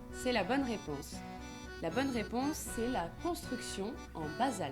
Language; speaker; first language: French; native; French